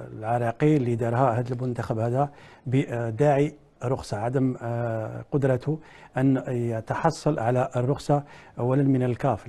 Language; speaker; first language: Arabic; native; Arabic